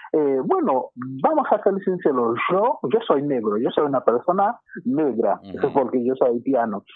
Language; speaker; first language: Spanish; non-native, fluent; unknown